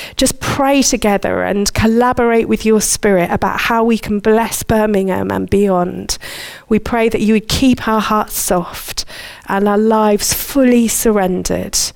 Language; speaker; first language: English; native; English